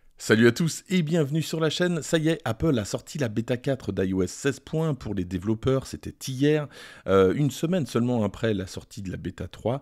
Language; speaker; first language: French; native; French